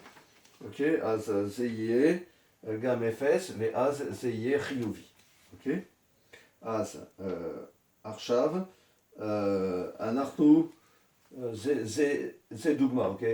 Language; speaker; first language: Hebrew; non-native, fluent; French